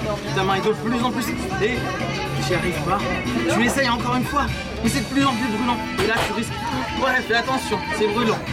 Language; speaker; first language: French; native; French